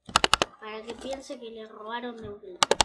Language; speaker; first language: Spanish; native; Spanish